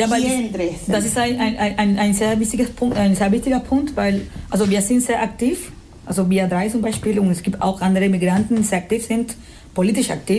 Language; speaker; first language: German; non-native, fluent; Spanish